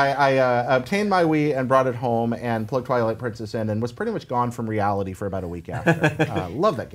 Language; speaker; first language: English; native; English